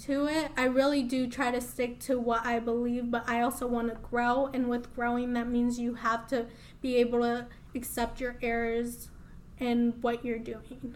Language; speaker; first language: English; early bilingual, other home language; Spanish